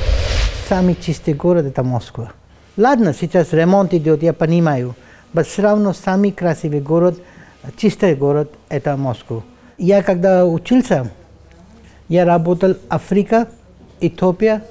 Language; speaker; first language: Russian; non-native, learner; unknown